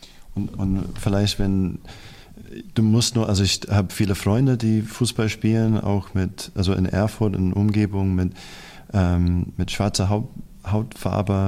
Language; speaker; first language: German; non-native, fluent; English